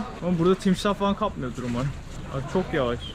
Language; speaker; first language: Turkish; native; Turkish